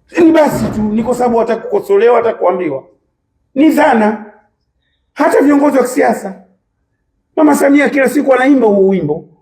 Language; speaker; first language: Swahili; native; Swahili